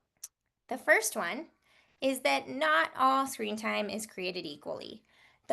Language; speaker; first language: English; native; English